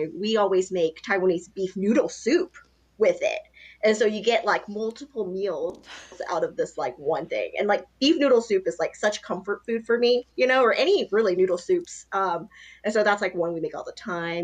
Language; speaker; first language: English; early bilingual, other home language; Chinese